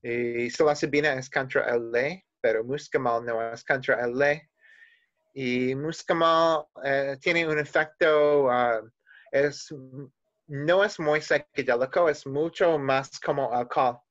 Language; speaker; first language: Spanish; non-native, learner; English